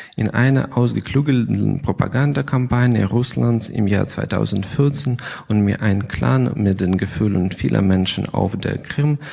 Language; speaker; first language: German; non-native, fluent; Ukrainian